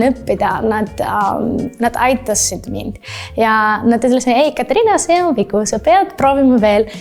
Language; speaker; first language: Estonian; non-native, learner; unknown